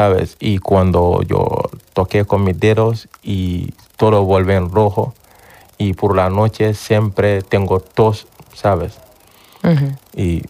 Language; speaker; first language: Spanish; non-native, learner; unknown